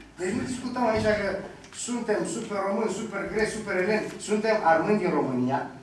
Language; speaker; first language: Romanian; non-native, local second language; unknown